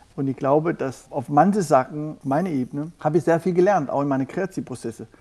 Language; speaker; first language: German; non-native, fluent; Danish